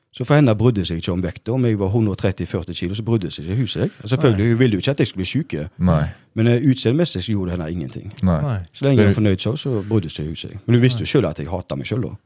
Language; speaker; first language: Norwegian; native; Norwegian